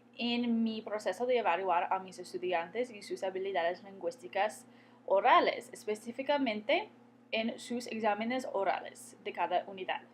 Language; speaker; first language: Spanish; non-native, fluent; English